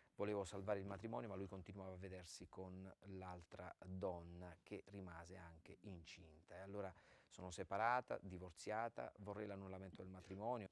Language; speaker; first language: Italian; native; Italian